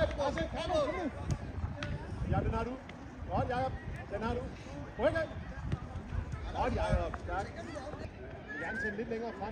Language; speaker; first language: Danish; native; Danish